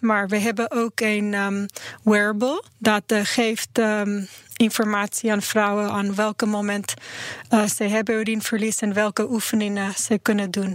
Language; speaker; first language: Dutch; non-native, learner; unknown